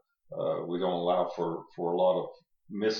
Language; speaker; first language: English; native; English